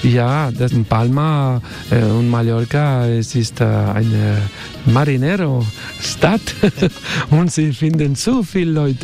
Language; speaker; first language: German; non-native, learner; Spanish